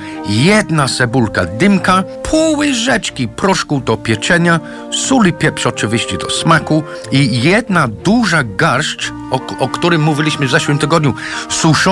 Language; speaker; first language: Polish; non-native, learner; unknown